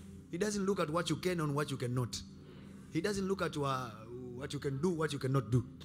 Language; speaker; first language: English; non-native, local second language; Swahili